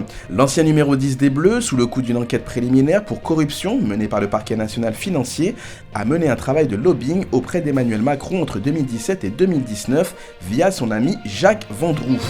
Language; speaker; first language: French; non-native, local second language; Haitian Creole